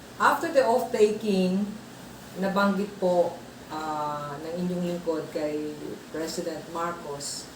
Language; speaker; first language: Filipino; non-native, local second language; Bikol